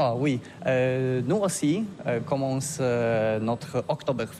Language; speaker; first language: French; non-native, learner; Polish